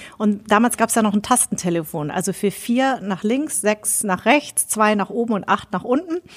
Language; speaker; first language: German; early bilingual, other home language; Vietnamese